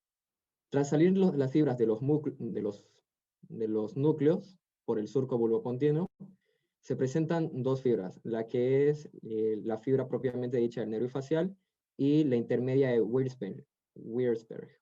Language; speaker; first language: Spanish; native; Spanish